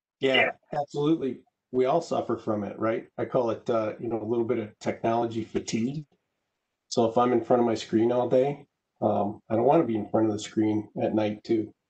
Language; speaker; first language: English; native; English